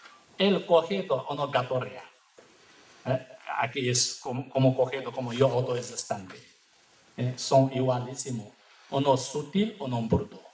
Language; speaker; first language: Spanish; non-native, learner; Tibetan